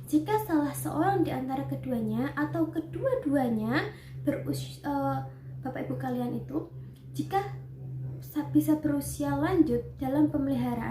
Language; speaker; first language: Indonesian; native; Indonesian